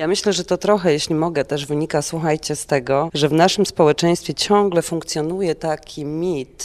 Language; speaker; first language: Polish; native; Polish